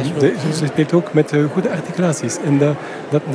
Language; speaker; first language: Dutch; non-native, fluent; French